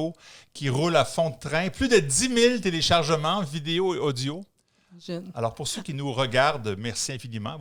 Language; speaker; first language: French; native; French